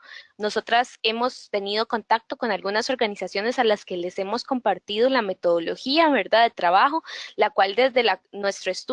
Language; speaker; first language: Spanish; native; Spanish